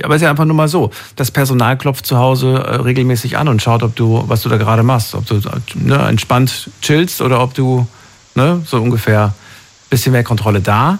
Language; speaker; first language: German; native; German